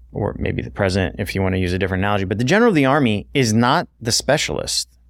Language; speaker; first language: English; native; English